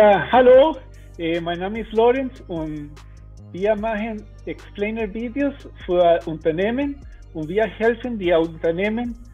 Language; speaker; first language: German; non-native, learner; Spanish